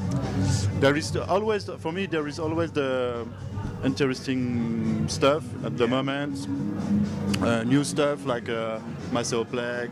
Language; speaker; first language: English; non-native, learner; French